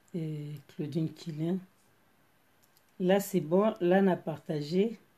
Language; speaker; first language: French; non-native, local second language; Lingala